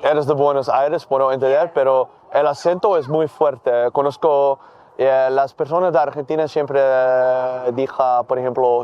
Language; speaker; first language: Spanish; non-native, learner; Dutch